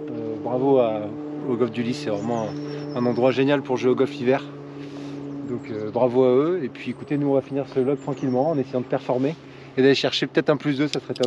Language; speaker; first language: French; native; French